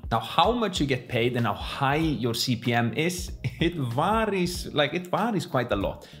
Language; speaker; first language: English; non-native, fluent; Icelandic